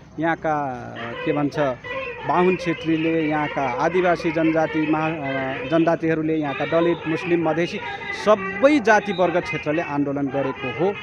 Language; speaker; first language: Nepali; non-native, local second language; Dangaura Tharu